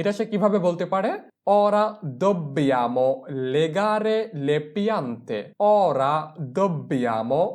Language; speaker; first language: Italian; non-native, fluent; Bangla